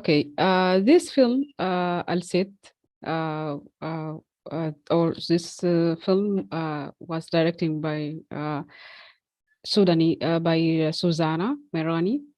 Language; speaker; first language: English; non-native, fluent; Arabic